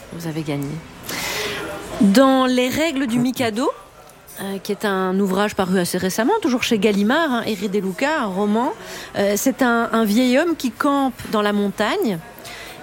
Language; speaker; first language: French; native; French